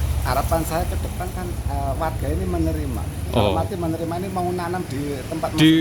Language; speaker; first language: Indonesian; non-native, local second language; Javanese